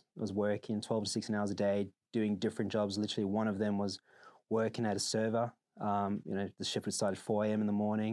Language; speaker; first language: English; native; English